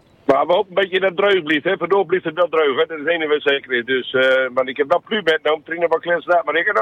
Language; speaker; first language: Dutch; native; Dutch